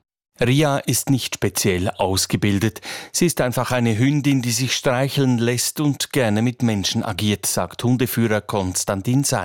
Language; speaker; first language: German; native; German